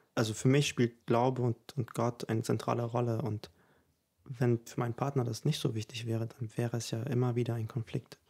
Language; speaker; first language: German; early bilingual, other home language; Ukrainian